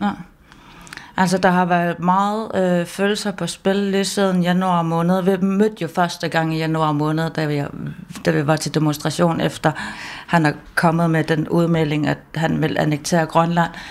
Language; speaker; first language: Danish; non-native, local second language; Kalaallisut